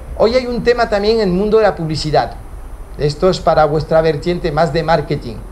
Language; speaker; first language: Spanish; early bilingual, heritage; Spanish